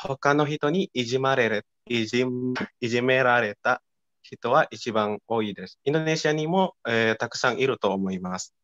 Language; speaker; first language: Japanese; non-native, fluent; Indonesian